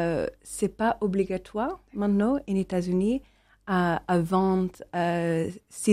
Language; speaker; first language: French; non-native, learner; English